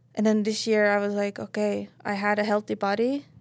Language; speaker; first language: English; non-native, fluent; Estonian